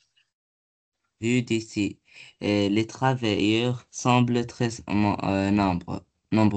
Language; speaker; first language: French; non-native, learner; Arabic